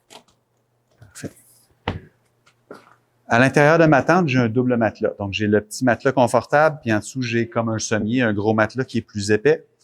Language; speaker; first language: French; native; French